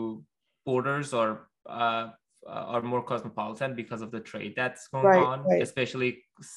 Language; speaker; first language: English; non-native, fluent; Persian